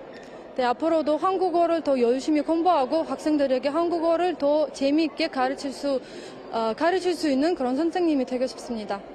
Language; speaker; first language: Korean; non-native, fluent; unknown